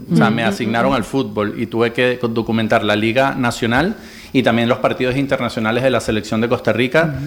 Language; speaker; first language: Spanish; native; Spanish